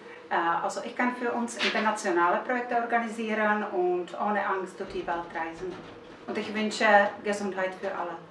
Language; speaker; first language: German; non-native, fluent; Czech